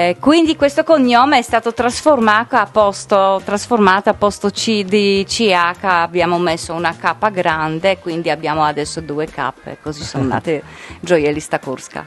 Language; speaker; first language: Italian; non-native, fluent; Polish